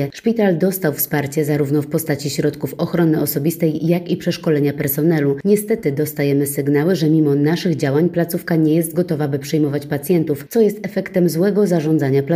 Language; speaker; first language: Polish; native; Polish